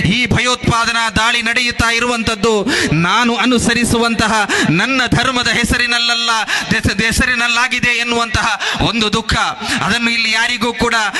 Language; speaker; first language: Kannada; non-native, local second language; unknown